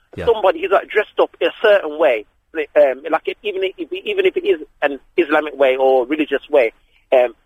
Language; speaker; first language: English; native; English